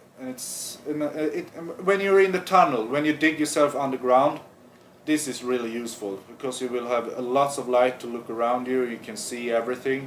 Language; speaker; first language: English; non-native, fluent; Swedish